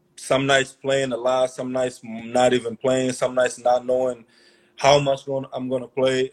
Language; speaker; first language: English; early bilingual, other home language; Portuguese